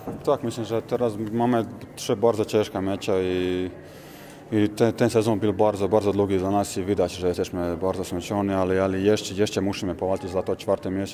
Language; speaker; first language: Polish; non-native, fluent; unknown